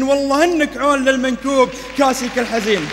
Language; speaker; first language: Arabic; native; Arabic